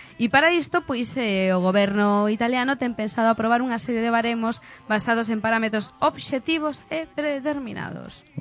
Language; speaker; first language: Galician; non-native, local second language; Spanish